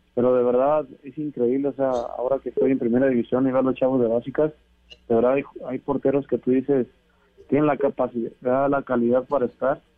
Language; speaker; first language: Spanish; native; Spanish